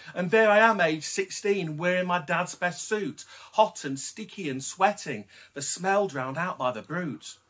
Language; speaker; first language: English; native; English